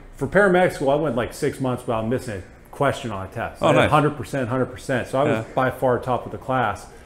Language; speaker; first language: English; native; English